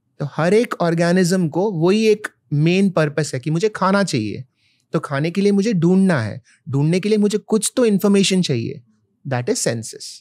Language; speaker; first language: Hindi; non-native, local second language; Malayalam